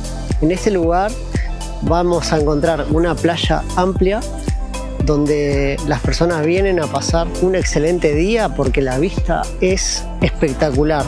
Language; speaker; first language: Spanish; native; Spanish